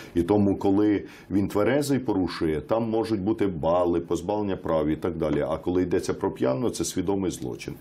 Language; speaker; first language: Ukrainian; native; Ukrainian